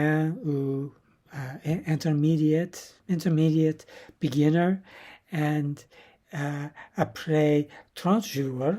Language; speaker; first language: French; non-native, learner; English